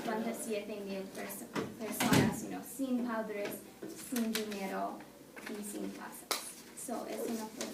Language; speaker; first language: Spanish; non-native, learner; English